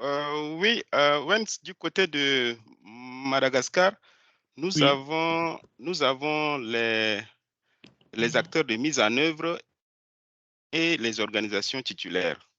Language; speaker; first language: French; non-native, local second language; Malagasy